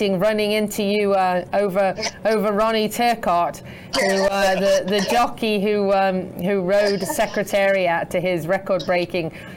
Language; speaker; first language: English; native; English